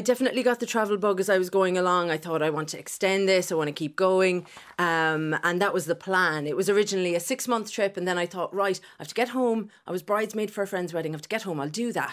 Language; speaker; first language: English; native; English